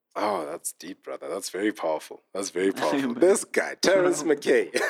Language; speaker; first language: English; non-native, local second language; Southern Sotho